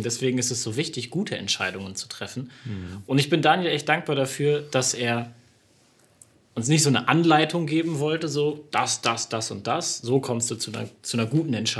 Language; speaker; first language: German; native; German